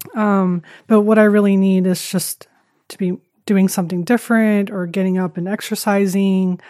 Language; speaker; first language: English; early bilingual, other home language; Chinese